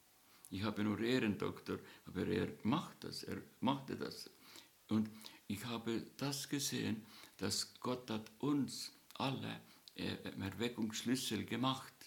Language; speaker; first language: German; non-native, learner; Estonian